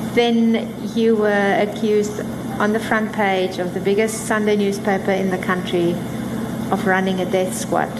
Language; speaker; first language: English; non-native, local second language; Afrikaans